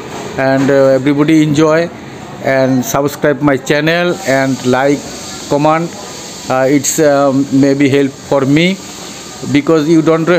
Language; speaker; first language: English; non-native, learner; Bangla